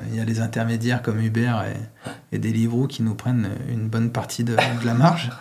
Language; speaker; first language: French; native; French